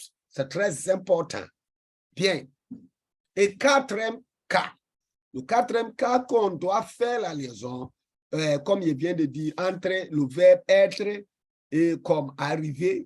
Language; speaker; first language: French; non-native, fluent; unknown